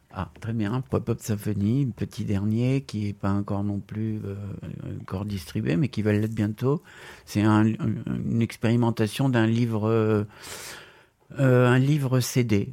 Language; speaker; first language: French; non-native, fluent; Spanish